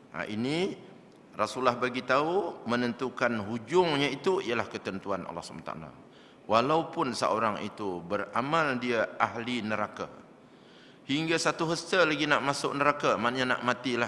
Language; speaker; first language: Malay; native; Malay